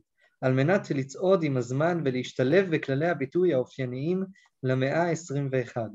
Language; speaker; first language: Hebrew; native; Hebrew